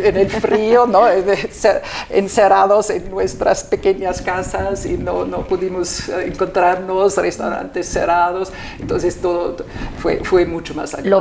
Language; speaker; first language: Spanish; non-native, fluent; German